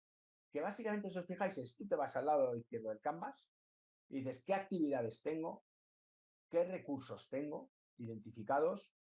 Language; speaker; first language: Spanish; native; Spanish